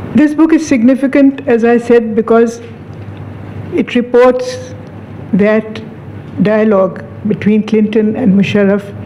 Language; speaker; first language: English; non-native, local second language; Urdu